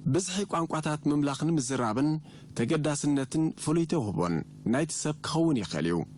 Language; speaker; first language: Tigrinya; native; Tigrinya